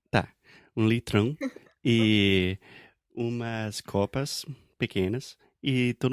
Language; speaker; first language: Portuguese; non-native, fluent; English